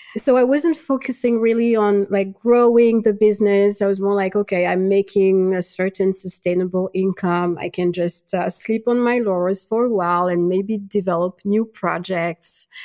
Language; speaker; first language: English; non-native, fluent; Malagasy